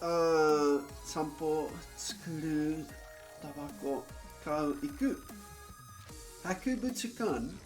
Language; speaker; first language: Japanese; non-native, learner; English